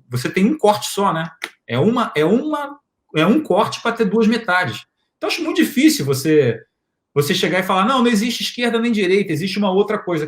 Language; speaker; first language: Portuguese; native; Portuguese